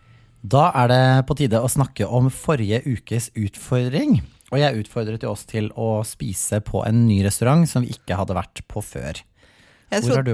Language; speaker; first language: Norwegian; native; Norwegian